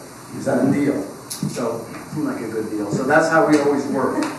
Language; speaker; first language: English; native; English